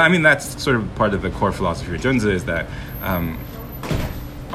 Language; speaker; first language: English; non-native, local second language; Cantonese